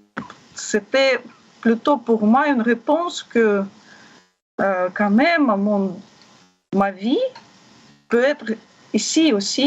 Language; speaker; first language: French; non-native, learner; Russian